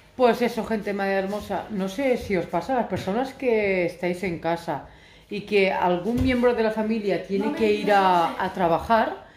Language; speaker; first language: Spanish; early bilingual, other home language; Arabic